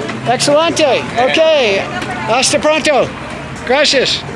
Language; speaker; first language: Spanish; non-native, learner; English